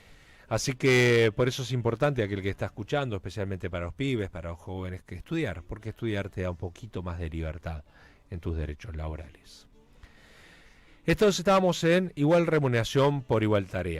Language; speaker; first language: Spanish; native; Spanish